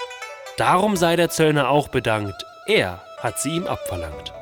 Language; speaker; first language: German; native; German